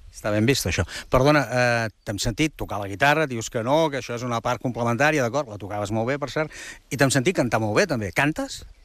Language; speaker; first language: Catalan; native; Catalan